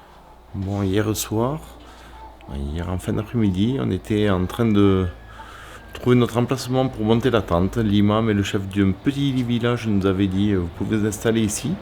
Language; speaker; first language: French; native; French